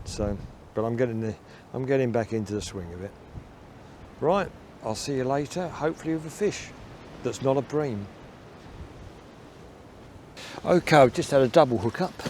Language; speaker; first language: English; native; English